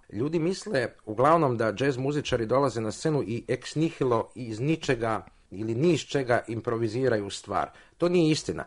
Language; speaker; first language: Croatian; native; Croatian